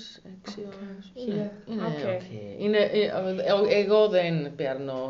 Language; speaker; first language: Greek; non-native, learner; German